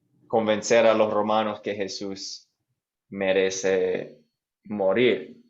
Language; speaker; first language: Spanish; non-native, fluent; English